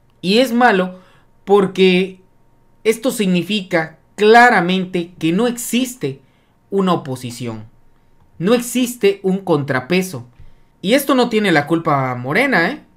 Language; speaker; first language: Spanish; native; Spanish